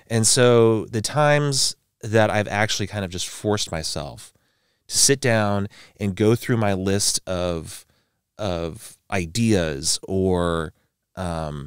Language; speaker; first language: English; native; English